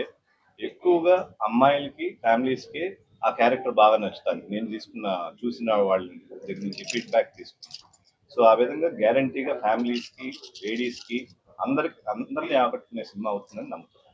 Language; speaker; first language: Telugu; native; Telugu